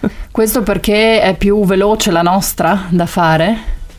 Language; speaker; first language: Italian; native; Italian